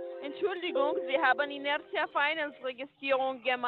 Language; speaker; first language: German; non-native, learner; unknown